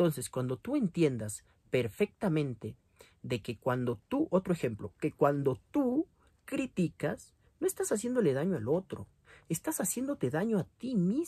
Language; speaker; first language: Spanish; native; Spanish